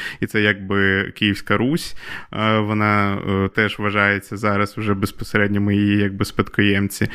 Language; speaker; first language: Ukrainian; native; Ukrainian